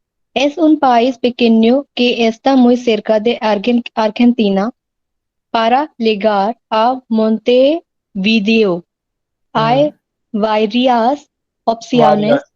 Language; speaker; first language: Spanish; non-native, learner; Hindi